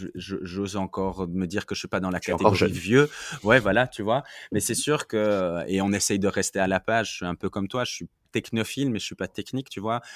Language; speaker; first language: French; native; French